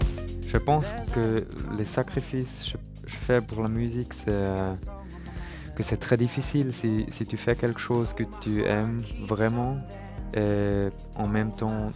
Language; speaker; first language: French; non-native, learner; German